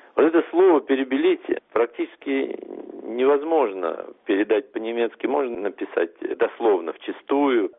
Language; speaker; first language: Russian; non-native, local second language; German